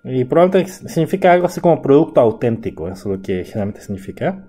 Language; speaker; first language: Spanish; non-native, fluent; Korean